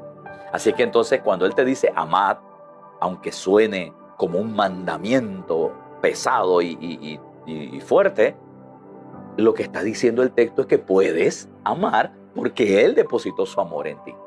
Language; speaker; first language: Spanish; native; Spanish